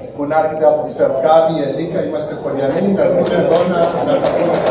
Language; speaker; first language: Greek; early bilingual, heritage; Greek